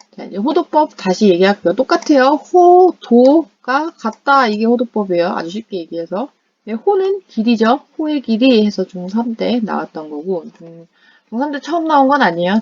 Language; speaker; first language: Korean; non-native, fluent; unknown